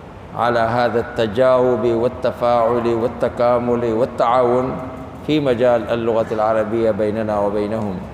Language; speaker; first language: Arabic; non-native, fluent; Urdu